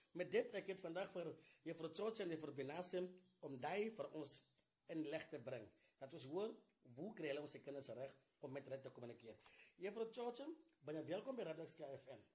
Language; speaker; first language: Afrikaans; non-native, local second language; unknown